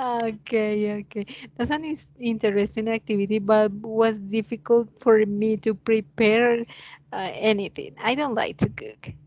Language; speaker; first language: English; non-native, learner; Spanish